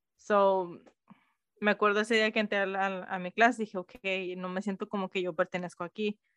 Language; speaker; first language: Spanish; early bilingual, heritage; Spanish